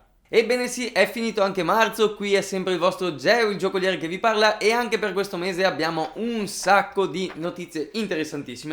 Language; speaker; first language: Italian; native; Italian